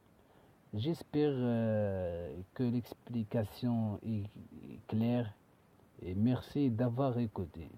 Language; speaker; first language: French; non-native, learner; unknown